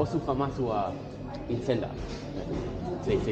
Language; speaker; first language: Basque; non-native, learner; English